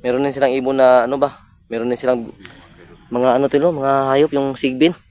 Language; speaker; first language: Filipino; non-native, local second language; Cebuano